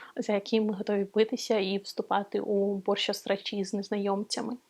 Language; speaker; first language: Ukrainian; non-native, local second language; Russian